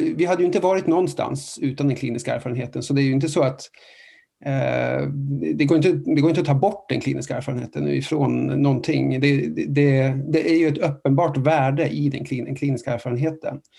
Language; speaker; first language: Swedish; non-native, fluent; Norwegian